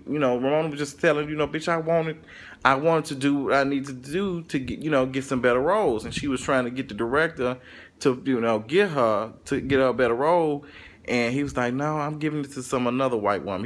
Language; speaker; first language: English; native; English